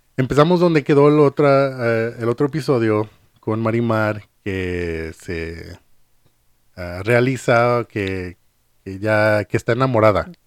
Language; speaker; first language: Spanish; early bilingual, heritage; Spanish